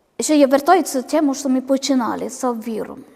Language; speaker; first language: Ukrainian; non-native, learner; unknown